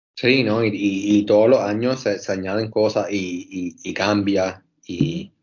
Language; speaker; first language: Spanish; native; Spanish